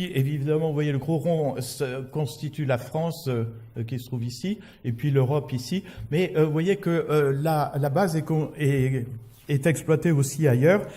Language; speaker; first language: French; native; French